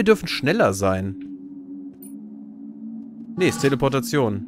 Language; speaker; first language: German; native; German